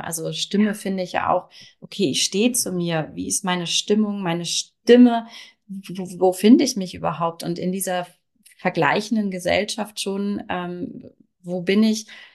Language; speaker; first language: German; native; German